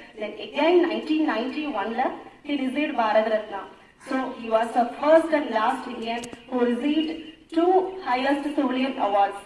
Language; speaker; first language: English; non-native, local second language; Tamil